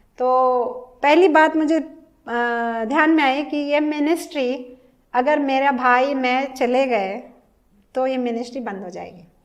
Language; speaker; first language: Hindi; early bilingual, heritage; Hindi